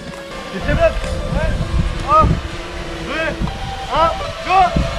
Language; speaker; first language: French; native; French